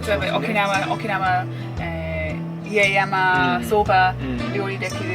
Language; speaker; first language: Japanese; non-native, learner; English